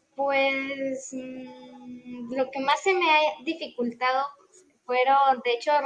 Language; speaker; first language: Spanish; native; Spanish